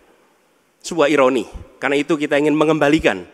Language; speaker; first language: Indonesian; native; Indonesian